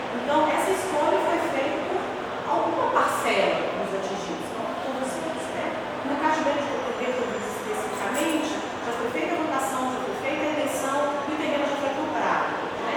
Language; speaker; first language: Portuguese; native; Portuguese